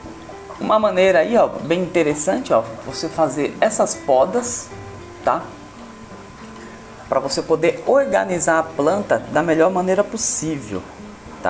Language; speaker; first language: Portuguese; native; Portuguese